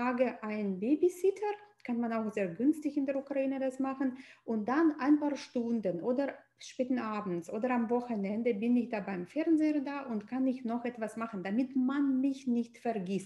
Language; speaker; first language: German; non-native, fluent; Russian